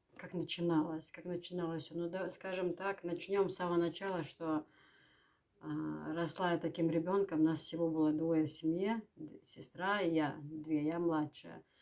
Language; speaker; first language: Russian; native; Russian